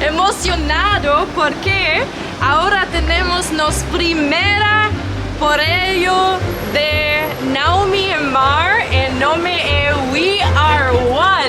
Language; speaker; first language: Spanish; non-native, learner; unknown